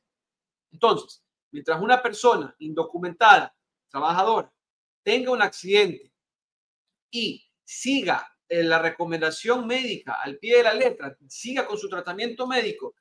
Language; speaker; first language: Spanish; native; Spanish